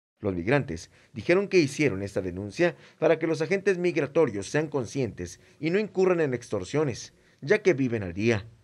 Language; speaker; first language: Spanish; native; Spanish